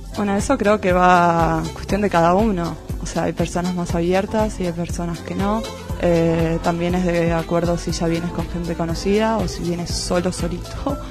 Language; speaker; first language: Spanish; native; Spanish